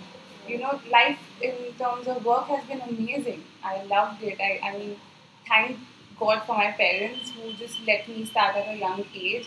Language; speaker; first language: English; non-native, local second language; Hindi